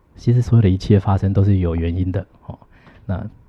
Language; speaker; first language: Chinese; native; Chinese